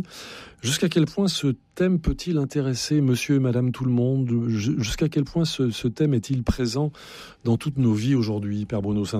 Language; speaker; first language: French; native; French